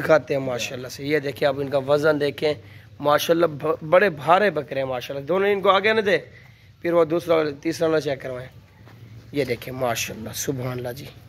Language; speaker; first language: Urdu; non-native, local second language; Saraiki